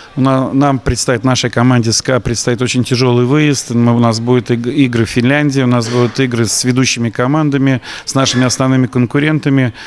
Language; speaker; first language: Russian; native; Russian